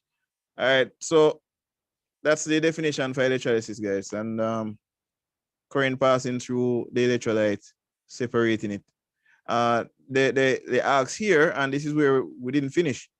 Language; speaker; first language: English; native; English